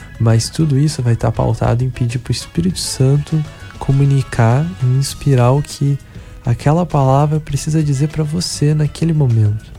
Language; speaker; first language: Portuguese; native; Portuguese